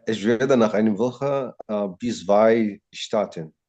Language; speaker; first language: German; non-native, learner; Arabic